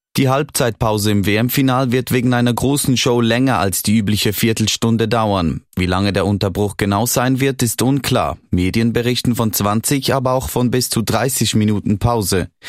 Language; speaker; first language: German; native; German